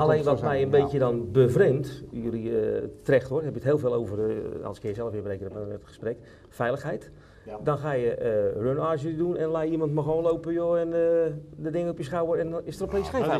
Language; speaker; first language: Dutch; native; Dutch